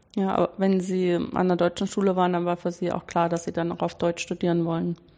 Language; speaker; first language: German; native; German